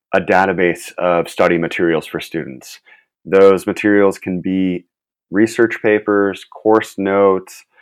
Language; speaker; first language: English; native; English